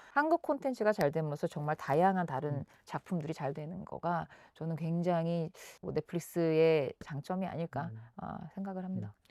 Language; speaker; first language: Korean; native; Korean